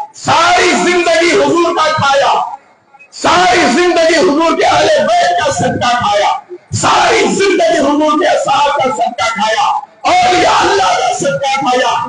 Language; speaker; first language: Urdu; non-native, local second language; Sindhi